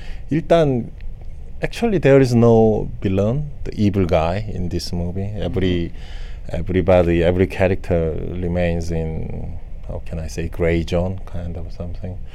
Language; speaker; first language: English; non-native, learner; Korean